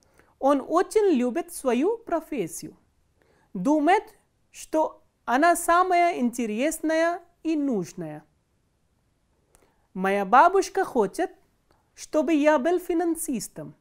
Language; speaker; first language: Russian; non-native, fluent; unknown